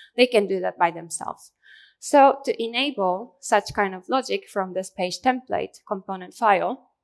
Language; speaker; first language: English; non-native, fluent; Japanese